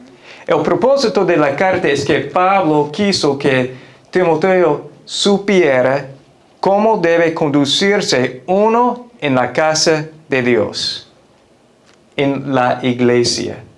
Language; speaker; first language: Spanish; non-native, fluent; English